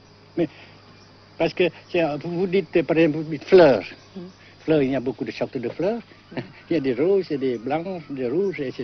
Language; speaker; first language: French; non-native, fluent; Vietnamese